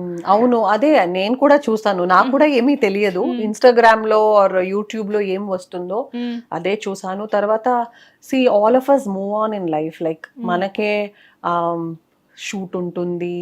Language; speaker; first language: Telugu; non-native, local second language; Kannada